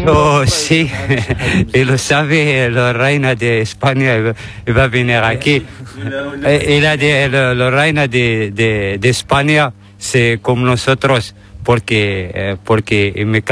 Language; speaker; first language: Spanish; non-native, learner; Arabic